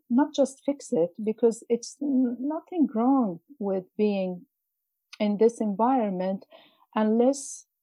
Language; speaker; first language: English; non-native, fluent; Arabic